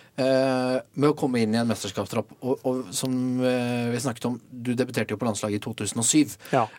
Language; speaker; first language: Norwegian; native; Norwegian